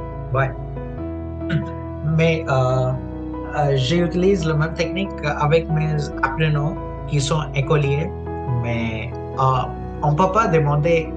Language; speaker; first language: French; non-native, fluent; Punjabi